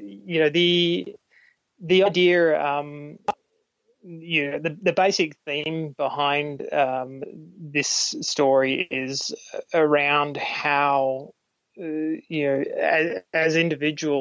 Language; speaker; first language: English; native; English